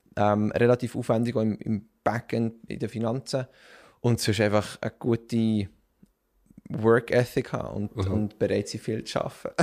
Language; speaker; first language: German; native; German